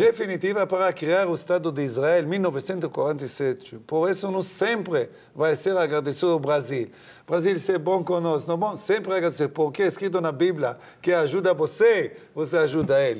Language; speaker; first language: Portuguese; non-native, learner; Hebrew